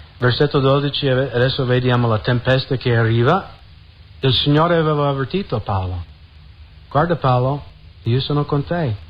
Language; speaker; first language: Italian; non-native, fluent; English